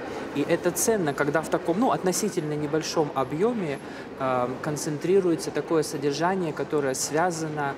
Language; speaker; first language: Russian; native; Russian